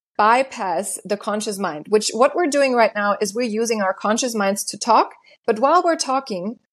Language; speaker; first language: English; non-native, fluent; German